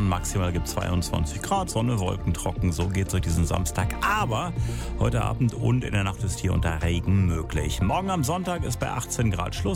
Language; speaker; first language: German; native; German